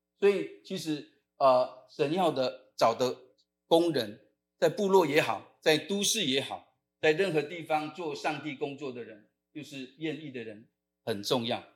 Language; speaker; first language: Chinese; non-native, local second language; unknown